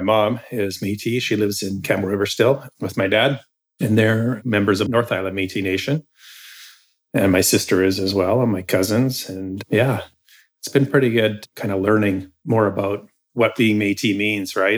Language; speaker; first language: English; native; English